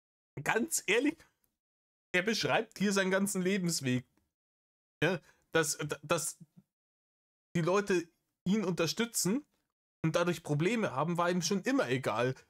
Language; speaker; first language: German; native; German